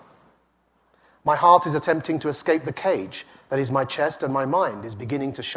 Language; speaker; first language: English; native; English